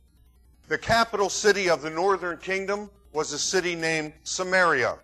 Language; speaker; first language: English; native; English